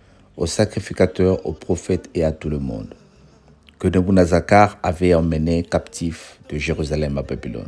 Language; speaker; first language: French; non-native, local second language; Lingala